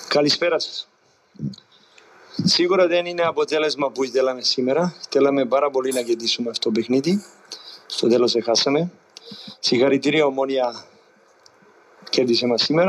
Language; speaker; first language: Greek; non-native, fluent; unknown